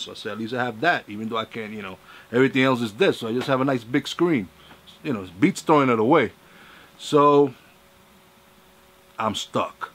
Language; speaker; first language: English; native; English